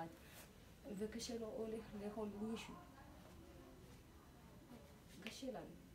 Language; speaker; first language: Hebrew; non-native, learner; Amharic